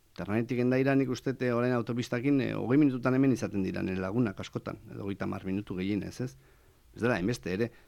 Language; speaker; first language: Basque; native; Basque